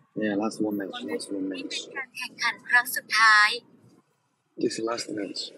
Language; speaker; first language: English; non-native, learner; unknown